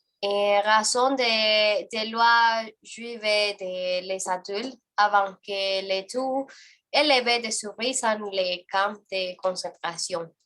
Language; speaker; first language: French; non-native, learner; Spanish